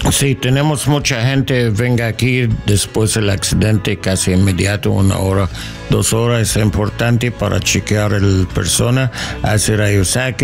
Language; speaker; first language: Spanish; non-native, learner; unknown